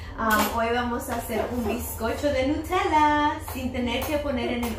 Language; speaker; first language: Spanish; early bilingual, heritage; English